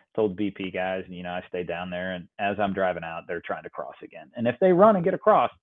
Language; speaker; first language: English; native; English